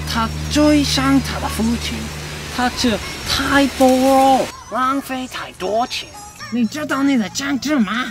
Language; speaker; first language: Chinese; non-native, learner; English